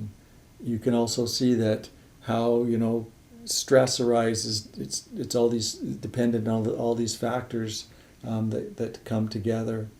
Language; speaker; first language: English; native; English